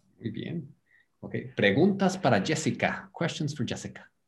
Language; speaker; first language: Spanish; native; Spanish